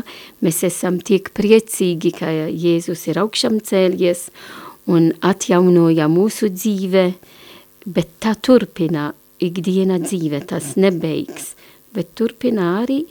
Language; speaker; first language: Latvian; non-native, learner; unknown